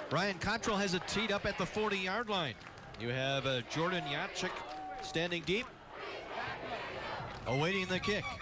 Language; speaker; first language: English; native; English